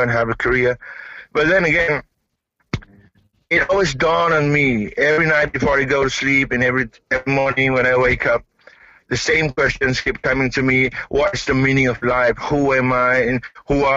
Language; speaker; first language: English; non-native, local second language; Malay